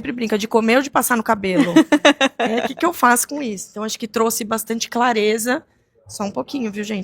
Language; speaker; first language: Portuguese; native; Portuguese